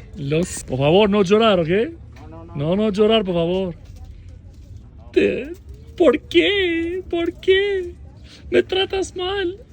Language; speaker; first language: Spanish; non-native, learner; Albanian